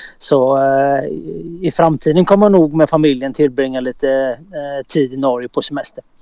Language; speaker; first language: Swedish; native; Swedish